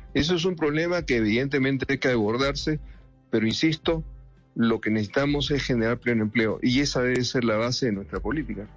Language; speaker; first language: Spanish; native; Spanish